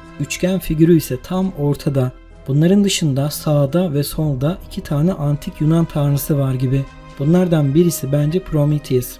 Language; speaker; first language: Turkish; native; Turkish